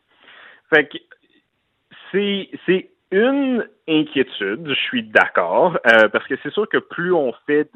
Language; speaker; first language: French; native; French